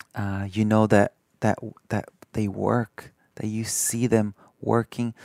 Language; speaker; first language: English; early bilingual, other home language; Portuguese